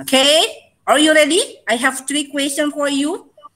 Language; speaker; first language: English; non-native, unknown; Indonesian